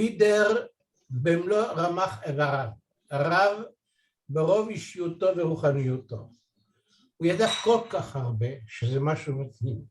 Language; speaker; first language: Hebrew; early bilingual, other home language; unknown